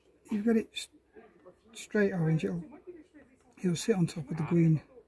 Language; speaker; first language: English; native; English